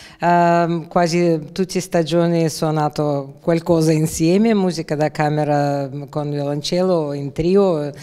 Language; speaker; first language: Italian; non-native, learner; Russian